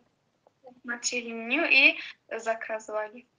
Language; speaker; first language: Russian; non-native, learner; Azerbaijani